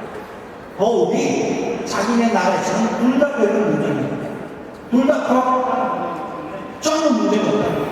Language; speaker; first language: Korean; native; Korean